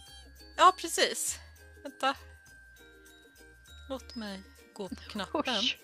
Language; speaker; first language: Swedish; native; Swedish